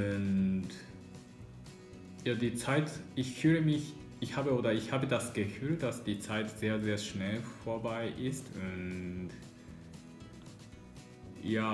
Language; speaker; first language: German; non-native, learner; Japanese